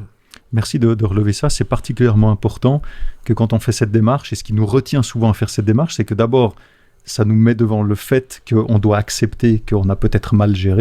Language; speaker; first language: French; native; French